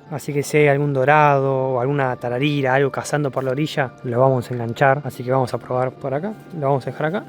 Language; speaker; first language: Spanish; native; Spanish